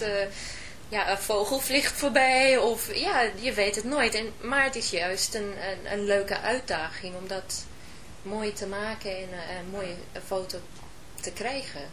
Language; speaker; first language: Dutch; non-native, fluent; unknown